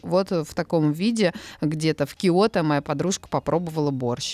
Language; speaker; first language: Russian; native; Russian